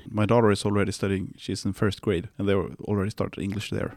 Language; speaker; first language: English; non-native, fluent; Swedish